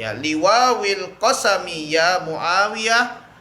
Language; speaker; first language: Arabic; non-native, fluent; Indonesian